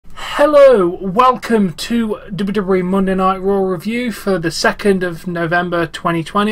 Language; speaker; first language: English; native; English